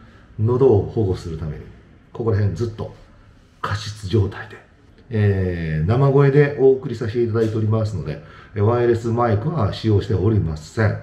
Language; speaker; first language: Japanese; native; Japanese